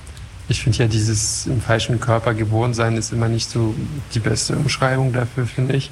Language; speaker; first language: German; non-native, fluent; French